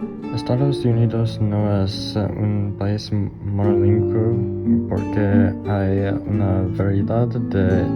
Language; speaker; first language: Spanish; non-native, learner; English